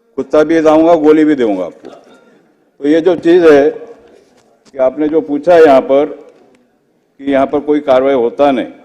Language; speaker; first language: Hindi; non-native, local second language; Marathi